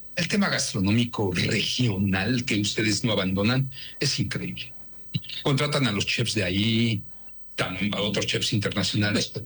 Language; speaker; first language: Spanish; native; Spanish